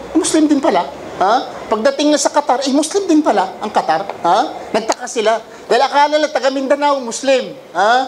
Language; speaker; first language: Filipino; non-native, local second language; Cebuano